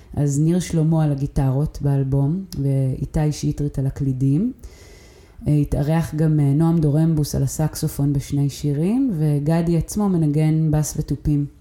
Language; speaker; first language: Hebrew; early bilingual, other home language; English